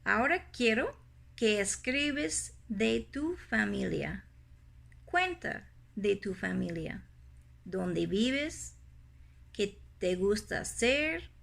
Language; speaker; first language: Spanish; non-native, fluent; English